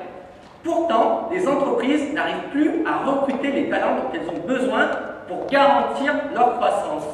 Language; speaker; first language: French; native; French